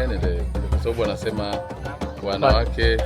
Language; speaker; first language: Swahili; non-native, local second language; Sukuma